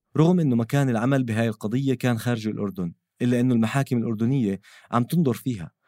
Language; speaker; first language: Arabic; native; Arabic